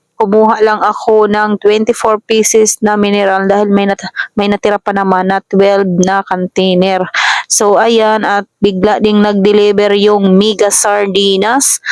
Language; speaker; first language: Filipino; non-native, local second language; Masbatenyo